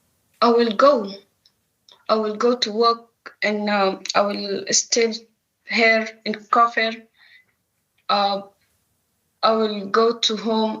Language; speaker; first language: English; non-native, local second language; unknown